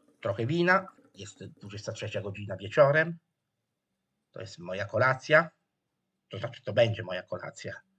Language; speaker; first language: Polish; non-native, fluent; Italian